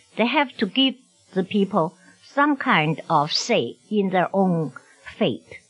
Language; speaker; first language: English; non-native, fluent; Chinese